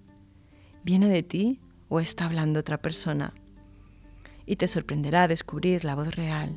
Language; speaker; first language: Spanish; native; Spanish